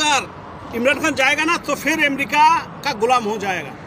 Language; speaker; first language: Hindi; non-native, fluent; Bangla